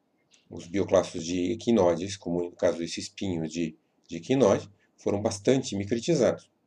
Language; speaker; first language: Portuguese; native; Portuguese